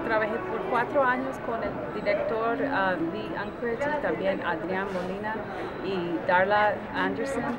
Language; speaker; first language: Spanish; early bilingual, heritage; Spanish